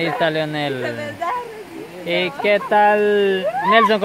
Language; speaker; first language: Spanish; native; Spanish